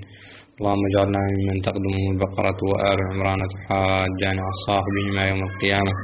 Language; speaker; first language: Arabic; native; Arabic